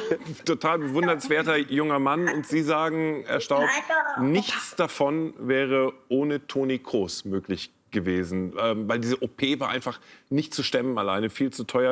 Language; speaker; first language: German; native; German